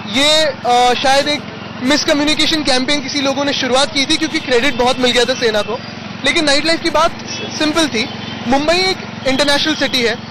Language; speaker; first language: Hindi; non-native, local second language; Marathi